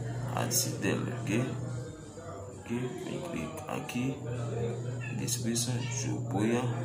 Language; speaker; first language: Spanish; non-native, learner; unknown